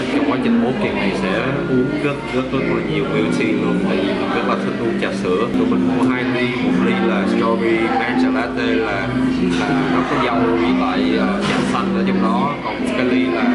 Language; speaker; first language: Vietnamese; early bilingual, other home language; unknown